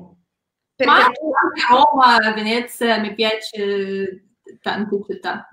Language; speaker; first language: Italian; non-native, learner; Russian